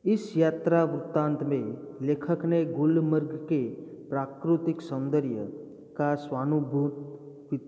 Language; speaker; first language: Hindi; non-native, local second language; Gujarati